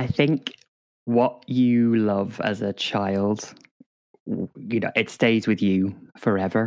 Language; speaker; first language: English; native; English